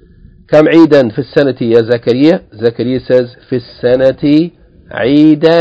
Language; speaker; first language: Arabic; non-native, fluent; English